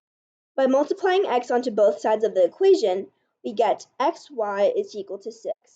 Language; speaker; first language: English; native; English